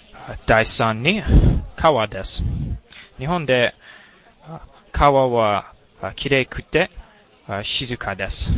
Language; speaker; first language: Japanese; non-native, learner; English